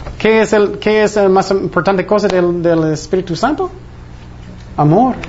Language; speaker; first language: Spanish; non-native, fluent; English